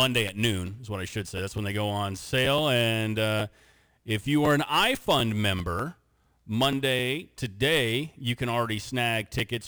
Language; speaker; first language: English; native; English